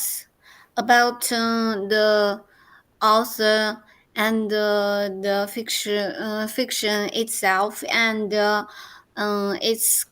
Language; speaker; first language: English; non-native, learner; Chinese